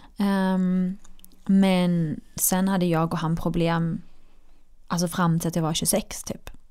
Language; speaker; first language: Swedish; early bilingual, other home language; Arabic